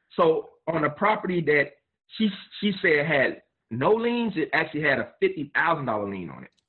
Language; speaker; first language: English; native; English